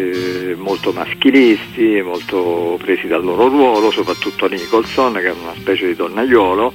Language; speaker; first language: Italian; native; Italian